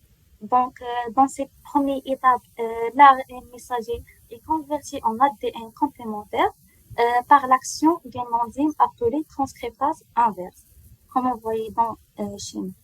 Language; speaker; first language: French; non-native, local second language; Arabic